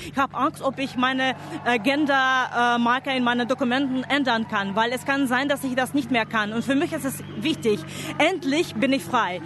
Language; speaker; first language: German; non-native, fluent; Russian